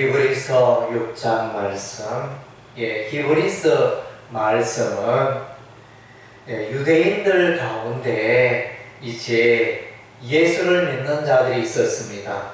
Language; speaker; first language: Korean; native; Korean